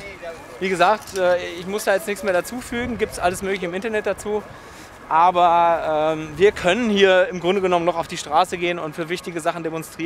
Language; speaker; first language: German; native; German